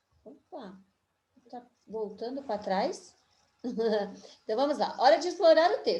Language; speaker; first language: Portuguese; native; Portuguese